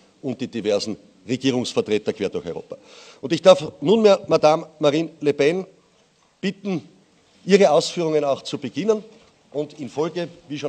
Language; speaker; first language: German; native; German